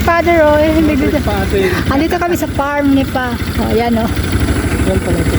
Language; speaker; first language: Filipino; non-native, local second language; Bikol